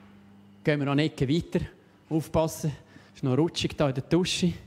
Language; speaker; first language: German; native; German